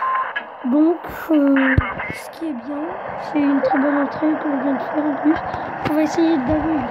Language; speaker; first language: French; native; French